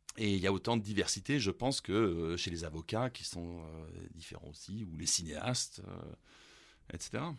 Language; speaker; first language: French; early bilingual, other home language; German